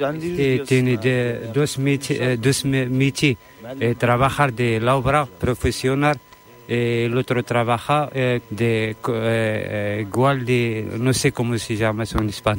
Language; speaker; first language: Spanish; non-native, learner; Arabic